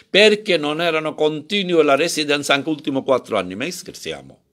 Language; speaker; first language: Italian; non-native, learner; Bangla